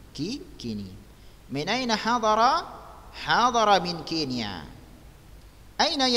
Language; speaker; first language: Arabic; non-native, fluent; Indonesian